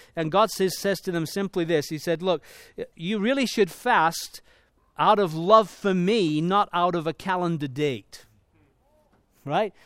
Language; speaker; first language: English; native; English